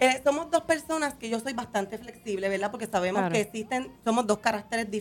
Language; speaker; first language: Spanish; native; Spanish